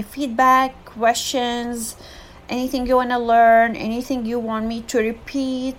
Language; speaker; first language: English; non-native, fluent; Arabic